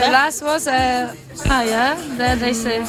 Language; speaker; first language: English; non-native, learner; German